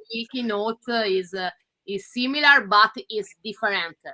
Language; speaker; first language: English; non-native, learner; Italian